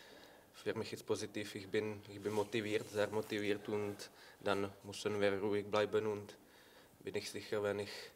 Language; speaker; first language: German; non-native, learner; Czech